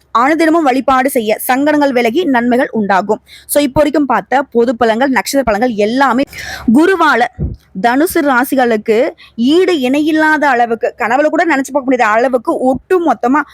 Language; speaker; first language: Tamil; native; Tamil